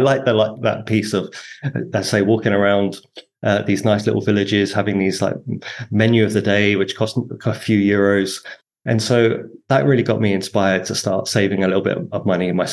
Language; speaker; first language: English; native; English